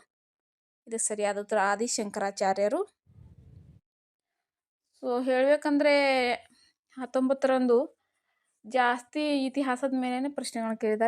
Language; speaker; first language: Kannada; native; Kannada